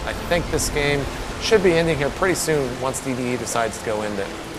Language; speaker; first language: English; native; English